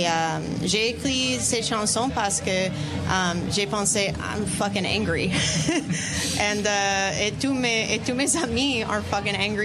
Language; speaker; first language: French; non-native, learner; Spanish